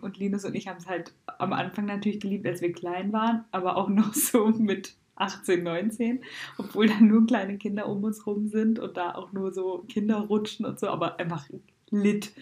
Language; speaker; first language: German; native; German